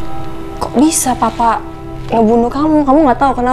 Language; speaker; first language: Indonesian; native; Indonesian